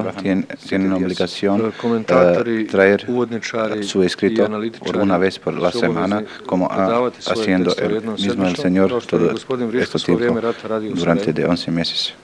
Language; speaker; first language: Spanish; non-native, learner; Bosnian